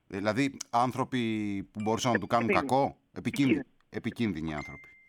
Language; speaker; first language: Greek; native; Greek